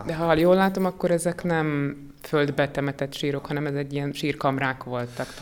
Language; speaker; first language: Hungarian; native; Hungarian